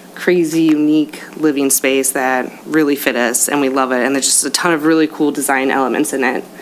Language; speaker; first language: English; native; English